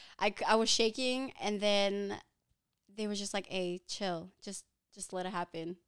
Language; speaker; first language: English; early bilingual, other home language; Filipino